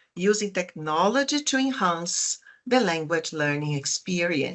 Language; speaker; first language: English; non-native, fluent; Portuguese